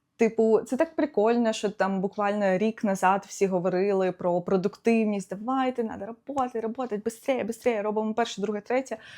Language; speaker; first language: Ukrainian; non-native, local second language; Russian